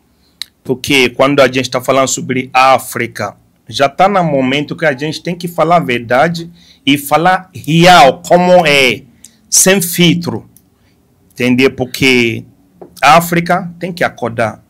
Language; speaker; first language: Portuguese; non-native, fluent; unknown